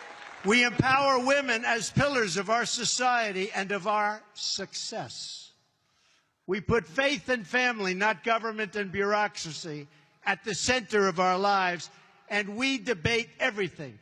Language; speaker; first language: English; native; English